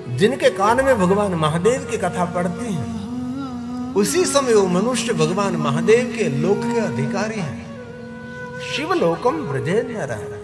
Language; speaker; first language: Hindi; non-native, local second language; Gujarati